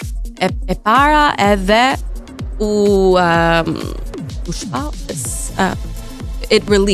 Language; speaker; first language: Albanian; early bilingual, heritage; Albanian